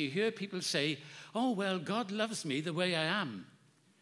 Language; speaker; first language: English; native; English